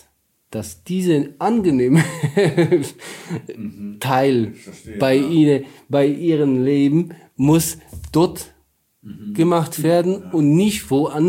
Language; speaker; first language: German; non-native, learner; Polish